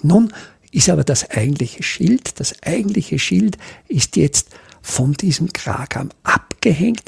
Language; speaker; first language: German; native; German